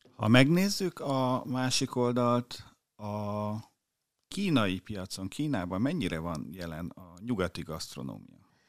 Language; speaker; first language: Hungarian; native; Hungarian